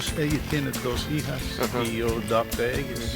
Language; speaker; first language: Spanish; non-native, learner; English